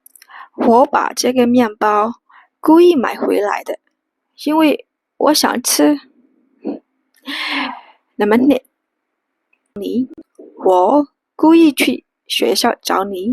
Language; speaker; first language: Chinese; non-native, fluent; Burmese